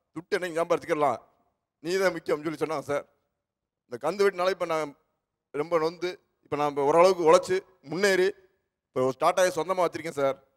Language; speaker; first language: Tamil; native; Tamil